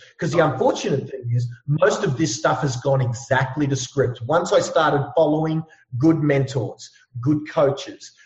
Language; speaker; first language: English; native; English